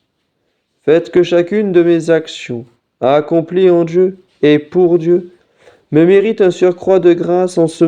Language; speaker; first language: French; native; French